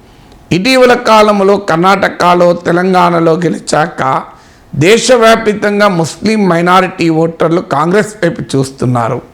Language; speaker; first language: Telugu; native; Telugu